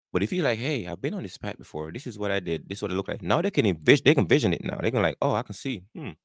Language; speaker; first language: English; non-native, local second language; Jamaican Creole English